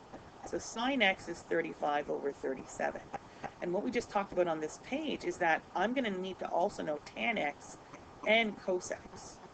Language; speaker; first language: English; native; English